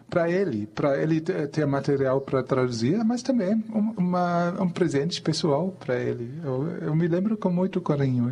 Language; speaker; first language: Portuguese; non-native, fluent; German